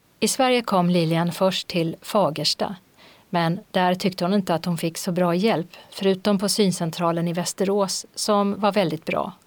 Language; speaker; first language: Swedish; native; Swedish